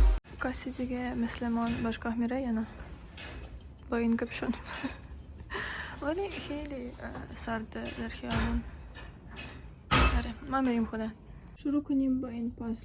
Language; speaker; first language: Persian; non-native, learner; Ukrainian